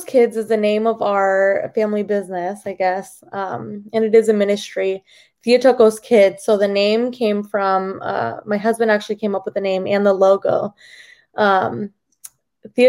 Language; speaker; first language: English; early bilingual, other home language; Spanish